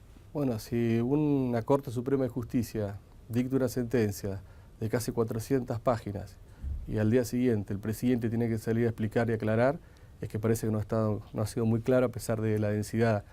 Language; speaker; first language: Spanish; native; Spanish